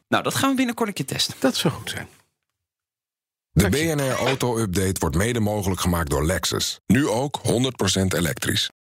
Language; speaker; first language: Dutch; native; Dutch